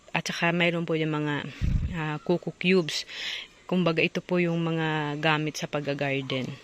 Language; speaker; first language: Filipino; non-native, local second language; Bikol